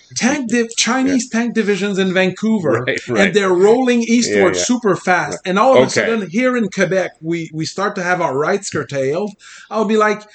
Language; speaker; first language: English; non-native, fluent; French